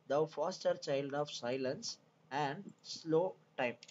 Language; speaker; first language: English; non-native, local second language; Tamil